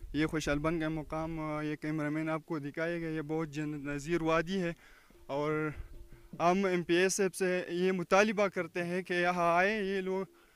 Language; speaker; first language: Urdu; non-native, local second language; Pashto